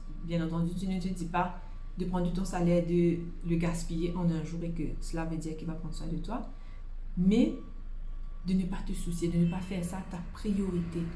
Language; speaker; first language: French; native; French